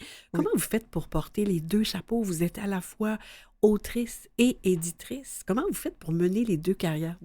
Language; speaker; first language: French; native; French